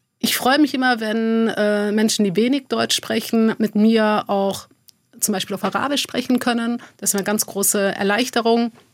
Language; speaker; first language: German; early bilingual, other home language; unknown